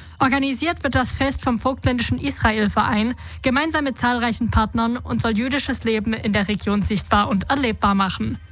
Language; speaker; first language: German; native; German